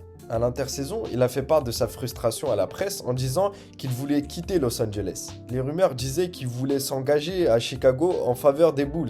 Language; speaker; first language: French; native; French